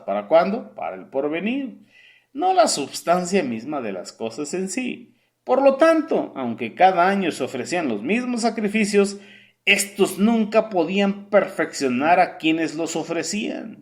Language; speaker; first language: Spanish; native; Spanish